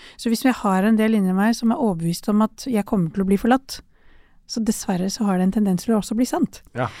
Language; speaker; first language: Norwegian; early bilingual, other home language; Urdu